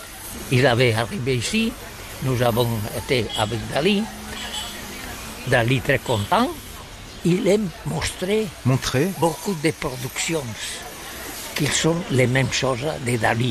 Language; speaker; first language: French; non-native, learner; Catalan